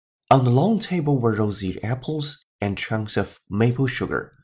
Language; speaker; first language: English; non-native, fluent; Chinese